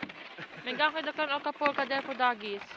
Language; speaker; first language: Swedish; non-native, fluent; Filipino